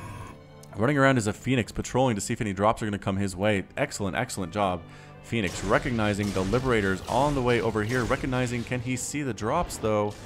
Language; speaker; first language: English; native; English